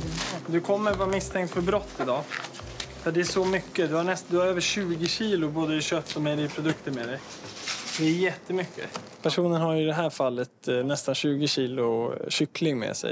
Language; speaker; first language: Swedish; native; Swedish